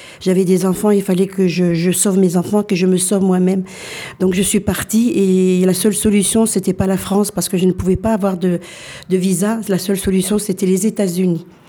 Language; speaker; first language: French; early bilingual, other home language; Arabic